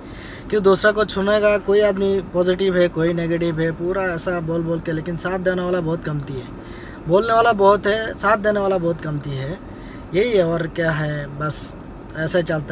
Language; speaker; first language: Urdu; non-native, learner; Bangla